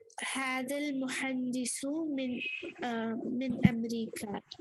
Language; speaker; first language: Arabic; non-native, learner; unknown